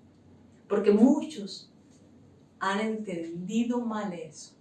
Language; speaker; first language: Spanish; native; Spanish